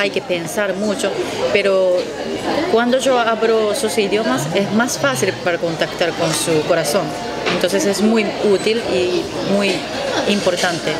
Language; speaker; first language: Spanish; non-native, fluent; Japanese